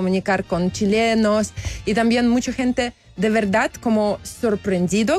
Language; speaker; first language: Spanish; non-native, learner; Russian